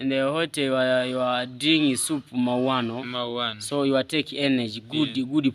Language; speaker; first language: English; non-native, learner; Swahili